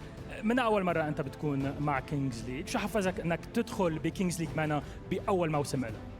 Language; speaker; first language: Arabic; native; Arabic